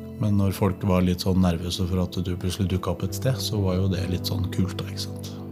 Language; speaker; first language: Norwegian; native; Norwegian